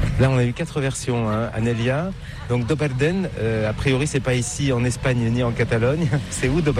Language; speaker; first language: French; native; French